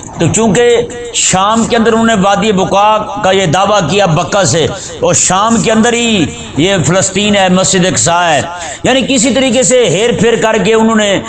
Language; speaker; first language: Urdu; non-native, local second language; Punjabi